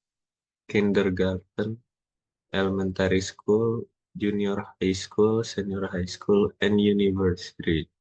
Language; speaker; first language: English; non-native, learner; Indonesian